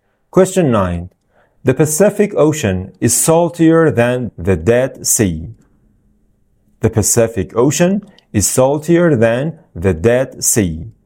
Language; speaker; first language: English; non-native, fluent; Persian